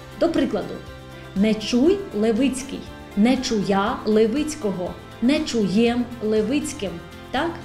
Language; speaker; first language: Ukrainian; native; Ukrainian